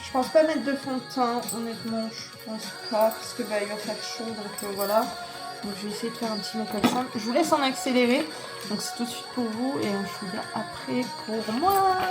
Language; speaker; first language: French; native; French